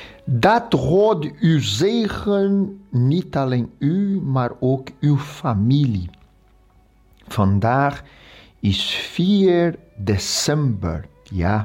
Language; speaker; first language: Dutch; non-native, local second language; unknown